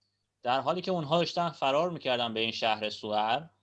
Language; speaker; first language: Persian; native; Persian